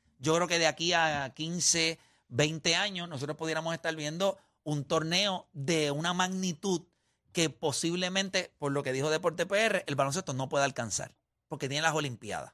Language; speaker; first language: Spanish; native; Spanish